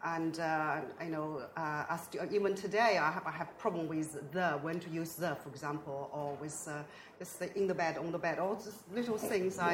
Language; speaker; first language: English; non-native, fluent; Chinese